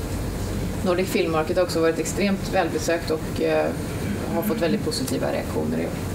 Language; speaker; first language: Swedish; native; Swedish